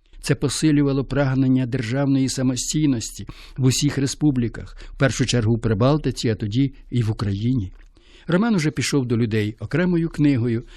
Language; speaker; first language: Ukrainian; native; Ukrainian